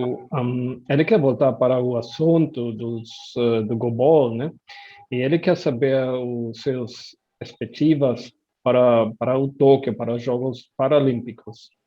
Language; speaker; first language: Portuguese; non-native, fluent; German